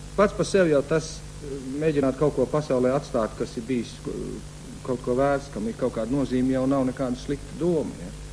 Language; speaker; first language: Latvian; early bilingual, heritage; Latvian